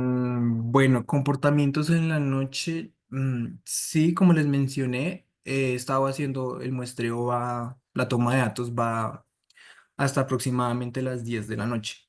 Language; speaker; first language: Spanish; native; Spanish